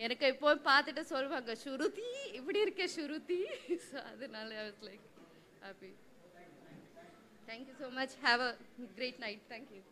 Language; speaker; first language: Tamil; non-native, learner; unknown